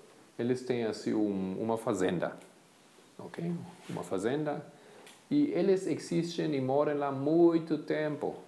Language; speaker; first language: Portuguese; non-native, fluent; Spanish